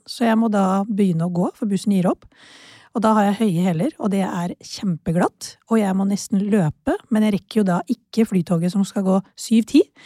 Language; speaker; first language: Norwegian; early bilingual, other home language; Urdu